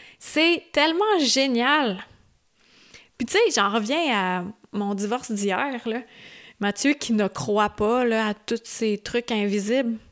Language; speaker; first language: French; native; French